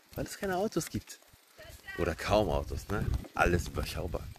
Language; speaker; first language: German; native; German